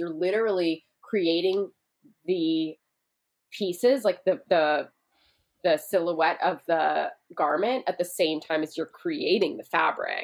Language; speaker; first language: English; native; English